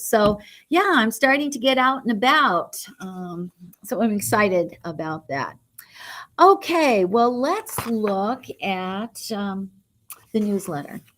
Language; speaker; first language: English; native; English